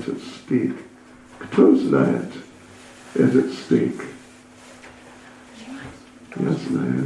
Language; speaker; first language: Russian; non-native, learner; English